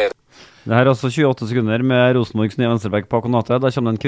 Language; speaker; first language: Norwegian; native; Norwegian